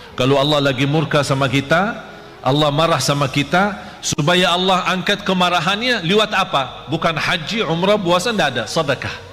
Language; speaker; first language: Malay; non-native, fluent; Arabic